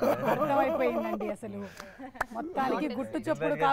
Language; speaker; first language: Telugu; native; Telugu